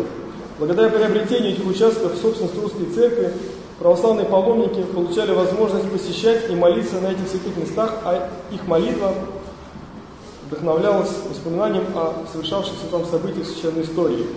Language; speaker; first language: Russian; native; Russian